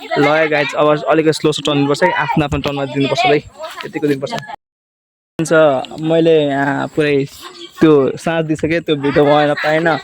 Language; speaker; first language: Nepali; non-native, local second language; Rana Tharu